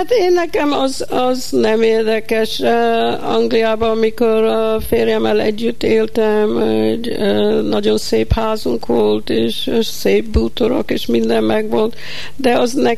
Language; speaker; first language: Hungarian; early bilingual, heritage; Hungarian